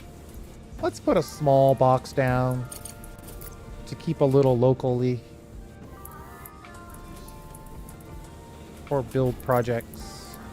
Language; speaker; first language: English; native; English